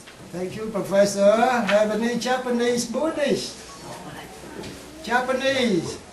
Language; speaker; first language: English; non-native, fluent; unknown